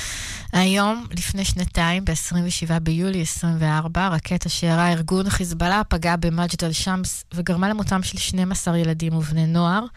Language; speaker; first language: Hebrew; native; Hebrew